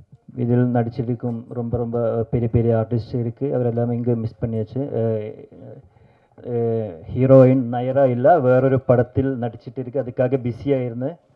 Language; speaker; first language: Tamil; non-native, learner; Malayalam